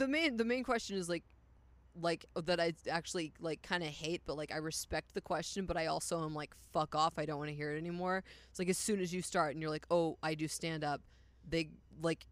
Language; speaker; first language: English; native; English